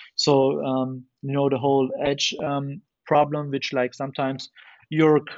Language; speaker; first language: English; non-native, fluent; German